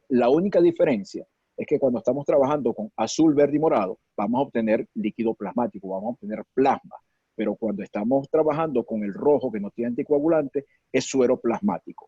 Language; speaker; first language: Spanish; native; Spanish